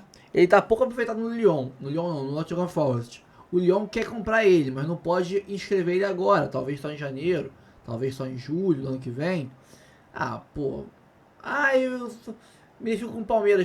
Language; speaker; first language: Portuguese; native; Portuguese